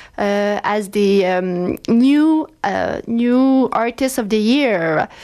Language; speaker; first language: English; non-native, fluent; French